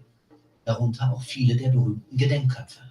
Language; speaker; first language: German; native; German